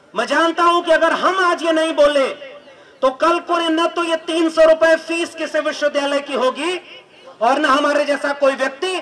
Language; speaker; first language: Hindi; native; Hindi